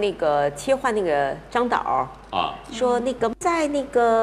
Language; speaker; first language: Chinese; native; Chinese